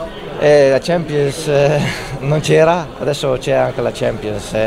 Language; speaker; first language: Italian; non-native, fluent; Dutch